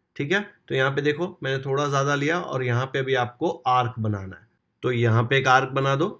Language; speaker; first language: Hindi; non-native, local second language; Marathi